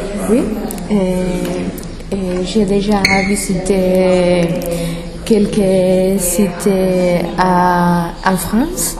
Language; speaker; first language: French; non-native, learner; Spanish